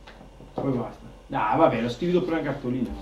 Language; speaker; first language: Italian; native; Italian